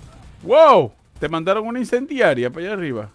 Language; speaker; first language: Spanish; native; Spanish